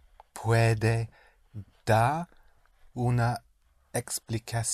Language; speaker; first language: Spanish; non-native, learner; English